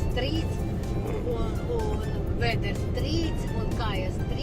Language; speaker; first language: Latvian; non-native, local second language; Russian